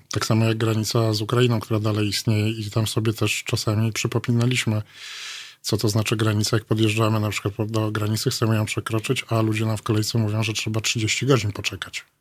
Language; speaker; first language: Polish; native; Polish